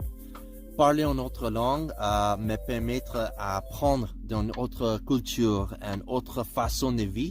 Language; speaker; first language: French; non-native, learner; English